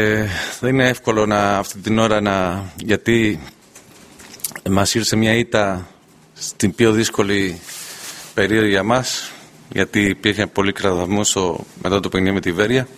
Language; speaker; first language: Greek; non-native, fluent; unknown